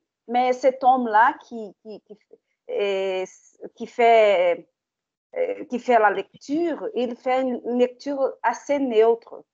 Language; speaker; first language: French; non-native, learner; Portuguese